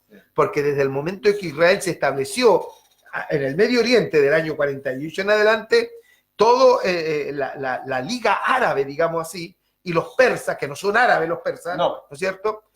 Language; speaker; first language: Spanish; native; Spanish